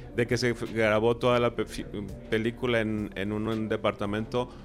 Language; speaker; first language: Spanish; native; Spanish